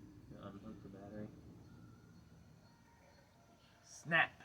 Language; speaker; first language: English; native; English